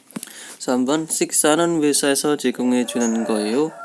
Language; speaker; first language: Korean; non-native, learner; Indonesian